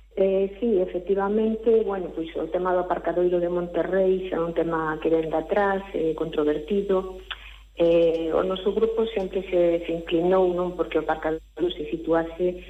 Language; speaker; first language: Galician; native; Galician